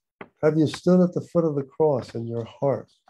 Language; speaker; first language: English; native; English